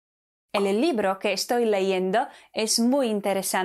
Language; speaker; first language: Spanish; non-native, fluent; Polish